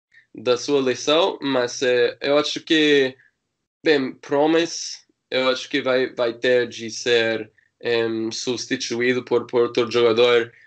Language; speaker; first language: Portuguese; non-native, learner; English